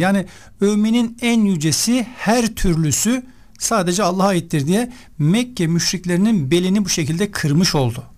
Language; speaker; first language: Turkish; native; Turkish